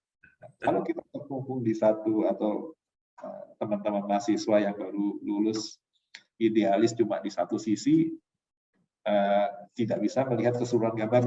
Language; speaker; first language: Indonesian; native; Indonesian